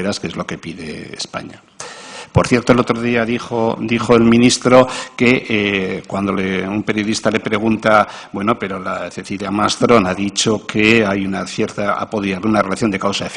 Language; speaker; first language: Spanish; native; Spanish